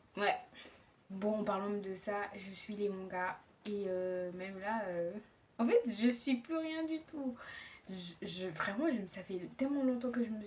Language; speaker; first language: French; native; French